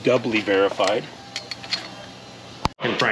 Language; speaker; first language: English; native; English